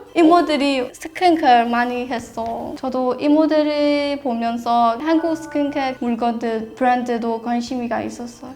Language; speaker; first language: Korean; non-native, fluent; Burmese